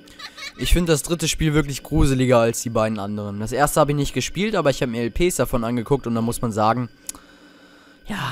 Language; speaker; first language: German; native; German